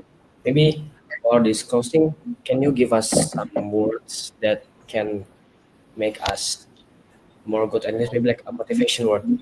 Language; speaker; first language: English; non-native, learner; Indonesian